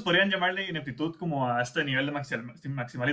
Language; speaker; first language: Spanish; native; Spanish